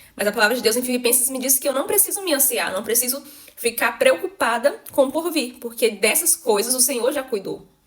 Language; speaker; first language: Portuguese; native; Portuguese